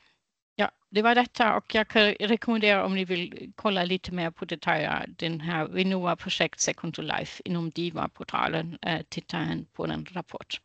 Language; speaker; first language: Swedish; non-native, fluent; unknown